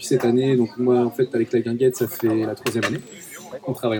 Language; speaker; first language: French; native; French